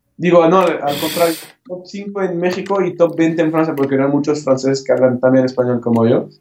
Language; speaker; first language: Spanish; non-native, fluent; French